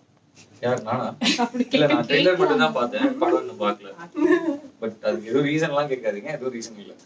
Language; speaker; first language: Tamil; native; Tamil